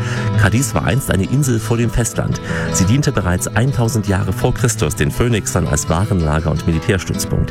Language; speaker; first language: German; native; German